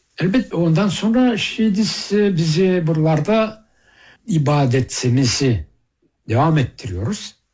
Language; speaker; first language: Turkish; early bilingual, heritage; Turkish